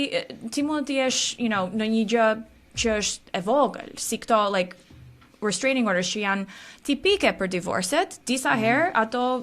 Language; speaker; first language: Albanian; early bilingual, heritage; Albanian